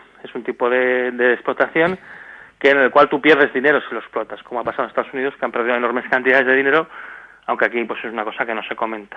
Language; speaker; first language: Spanish; native; Spanish